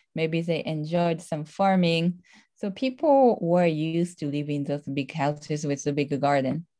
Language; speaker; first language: English; non-native, fluent; Japanese